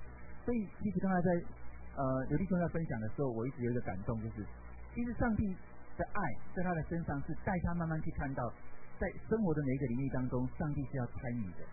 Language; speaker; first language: Chinese; native; Chinese